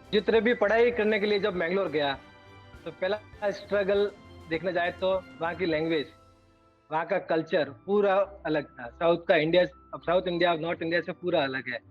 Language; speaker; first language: Hindi; native; Hindi